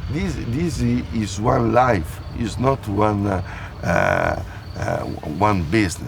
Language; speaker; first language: English; non-native, fluent; Italian